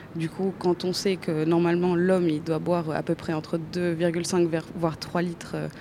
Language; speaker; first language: French; non-native, fluent; Spanish